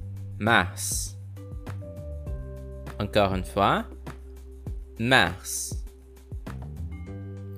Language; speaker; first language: French; non-native, fluent; Portuguese